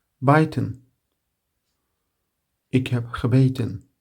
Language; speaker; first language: Dutch; non-native, learner; Turkish